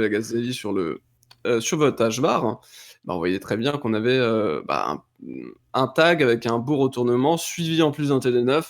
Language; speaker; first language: French; native; French